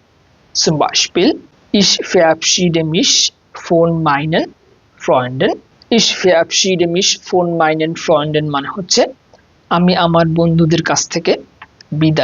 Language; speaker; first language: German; non-native, fluent; Bangla